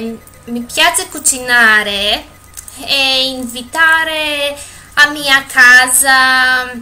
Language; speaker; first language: Italian; non-native, learner; Greek